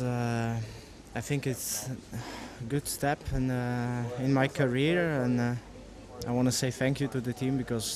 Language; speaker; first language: English; non-native, fluent; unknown